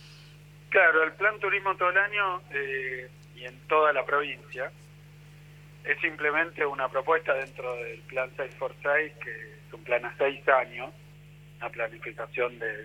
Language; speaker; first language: Spanish; native; Spanish